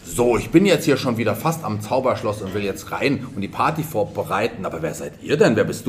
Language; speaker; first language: German; native; German